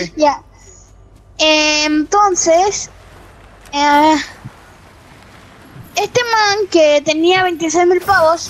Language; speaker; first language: Spanish; native; Spanish